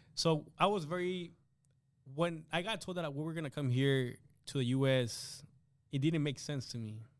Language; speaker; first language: English; early bilingual, other home language; Spanish